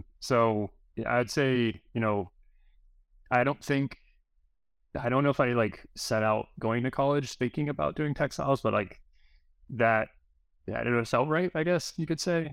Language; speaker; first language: English; native; English